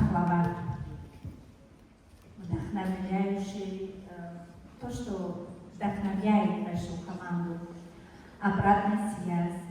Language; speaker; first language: Russian; non-native, fluent; Tajik